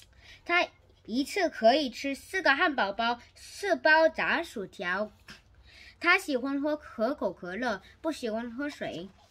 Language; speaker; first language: Chinese; non-native, learner; Korean